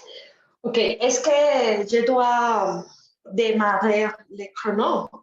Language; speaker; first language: French; non-native, learner; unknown